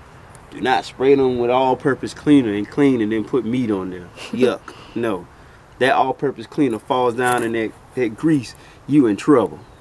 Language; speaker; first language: English; native; English